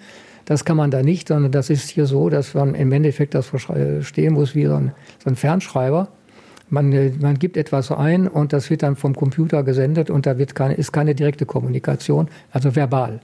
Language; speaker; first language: German; native; German